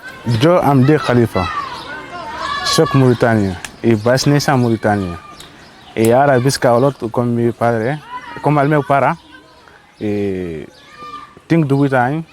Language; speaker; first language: Spanish; non-native, learner; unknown